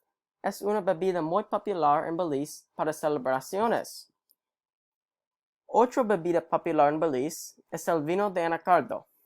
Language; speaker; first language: Spanish; non-native, learner; English